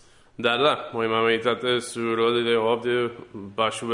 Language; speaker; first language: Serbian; early bilingual, heritage; English